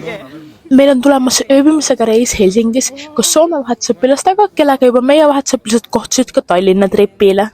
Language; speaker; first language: Estonian; native; Estonian